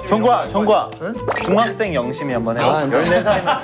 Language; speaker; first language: Korean; native; Korean